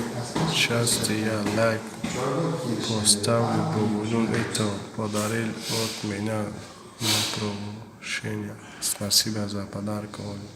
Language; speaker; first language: Russian; non-native, learner; Tajik